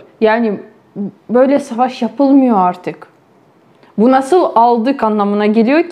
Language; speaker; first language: Turkish; non-native, fluent; Ukrainian